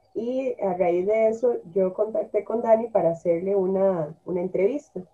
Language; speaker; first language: Spanish; native; Spanish